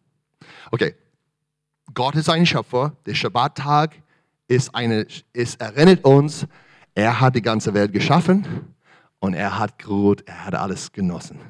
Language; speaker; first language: German; non-native, fluent; English